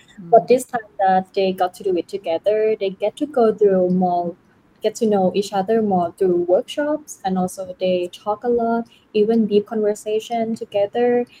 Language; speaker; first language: English; non-native, fluent; Thai